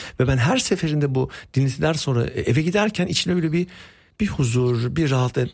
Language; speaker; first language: Turkish; early bilingual, heritage; Turkish